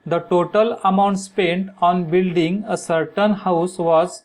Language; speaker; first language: English; non-native, local second language; Marathi